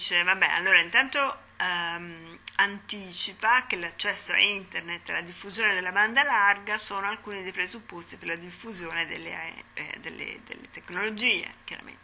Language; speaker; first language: Italian; native; Italian